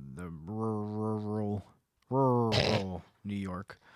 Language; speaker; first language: English; native; English